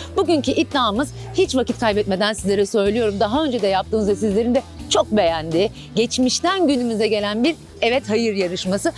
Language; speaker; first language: Turkish; native; Turkish